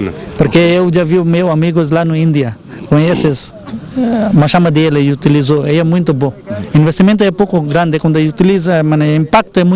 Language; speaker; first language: Portuguese; non-native, learner; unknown